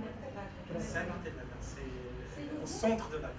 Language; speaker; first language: French; non-native, local second language; Arabic